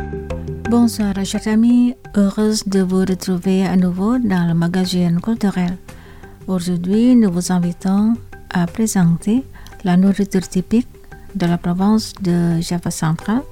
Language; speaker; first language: French; non-native, fluent; Indonesian